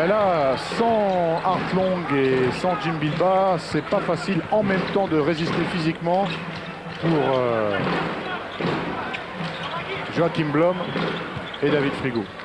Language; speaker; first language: French; native; French